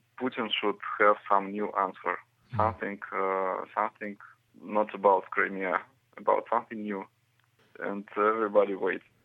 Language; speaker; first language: English; non-native, learner; Russian